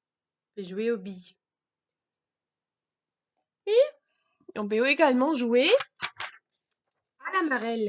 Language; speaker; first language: French; non-native, fluent; German